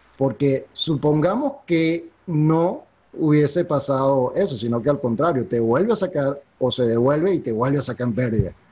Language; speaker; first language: Spanish; native; Spanish